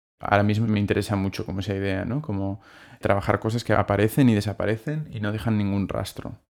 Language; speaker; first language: Spanish; non-native, local second language; Catalan